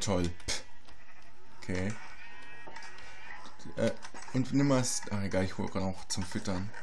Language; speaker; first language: German; native; German